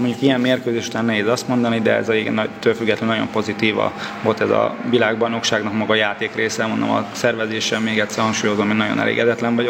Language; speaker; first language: Hungarian; native; Hungarian